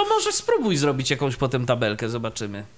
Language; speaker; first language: Polish; native; Polish